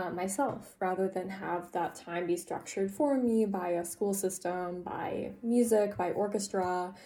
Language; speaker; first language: English; native; English